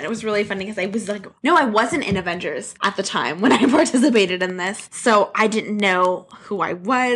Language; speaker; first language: English; native; English